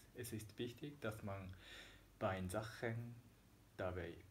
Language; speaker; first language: German; non-native, learner; Japanese